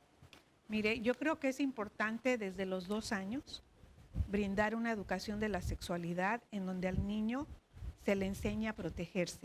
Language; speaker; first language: Spanish; native; Spanish